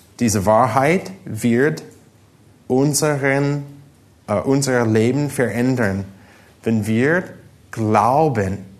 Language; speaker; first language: German; non-native, fluent; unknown